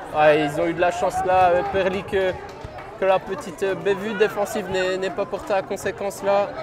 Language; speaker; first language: French; native; French